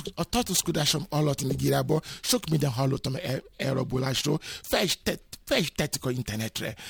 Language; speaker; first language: Hungarian; non-native, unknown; Yoruba